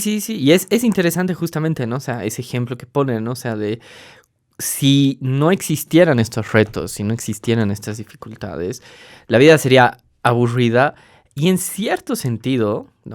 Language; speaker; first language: Spanish; native; Spanish